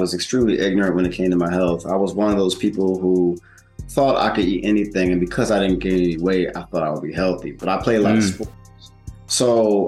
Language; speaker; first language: English; native; English